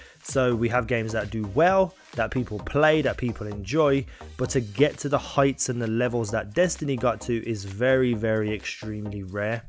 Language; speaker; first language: English; native; English